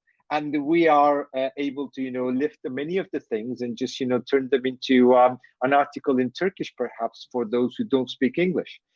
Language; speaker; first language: English; non-native, fluent; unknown